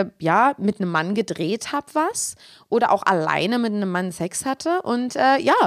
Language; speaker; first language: German; native; German